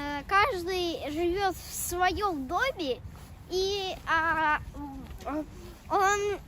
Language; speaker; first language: Russian; early bilingual, heritage; English